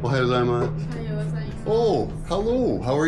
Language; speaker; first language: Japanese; non-native, learner; English